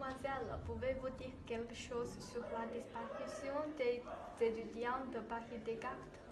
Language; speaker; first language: French; non-native, learner; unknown